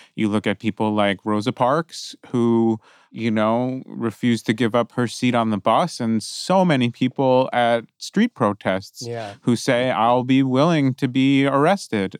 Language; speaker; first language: English; native; English